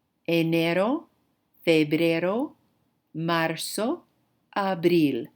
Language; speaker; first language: Spanish; non-native, fluent; English